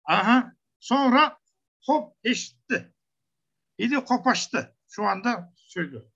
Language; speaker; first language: Turkish; non-native, learner; Kazakh